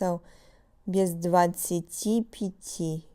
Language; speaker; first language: Russian; non-native, fluent; English